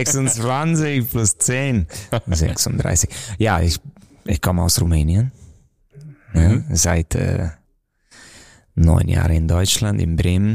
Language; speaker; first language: German; non-native, fluent; Romanian